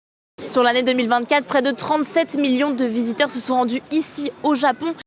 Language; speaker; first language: French; native; French